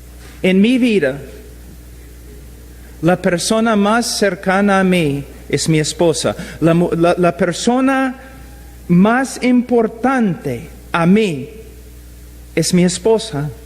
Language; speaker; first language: Spanish; non-native, fluent; English